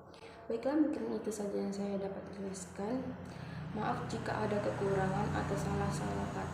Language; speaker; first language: Indonesian; native; Indonesian